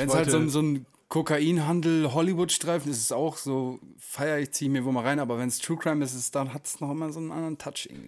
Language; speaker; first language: German; native; German